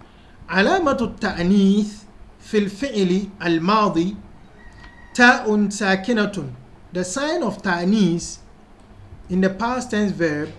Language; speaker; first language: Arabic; non-native, fluent; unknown